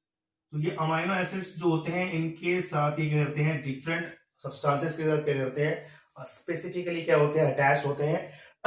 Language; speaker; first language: Hindi; native; Hindi